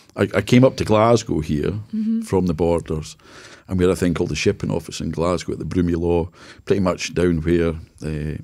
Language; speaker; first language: English; native; English